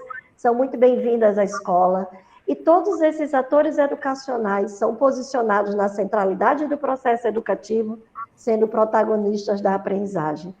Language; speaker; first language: Portuguese; native; Portuguese